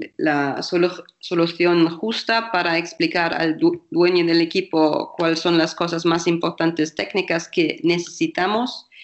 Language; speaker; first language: Spanish; non-native, fluent; German